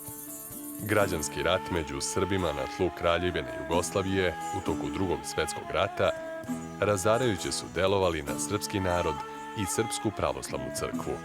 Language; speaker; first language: Bosnian; native; Bosnian